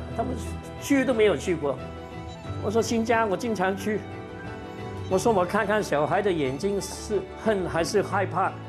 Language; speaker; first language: Chinese; non-native, local second language; Cantonese